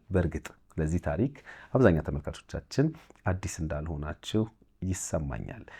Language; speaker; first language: Amharic; native; Amharic